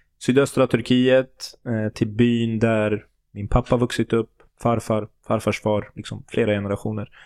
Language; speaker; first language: Swedish; early bilingual, other home language; Turoyo